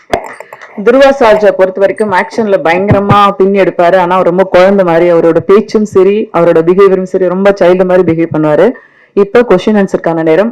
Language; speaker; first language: Tamil; native; Tamil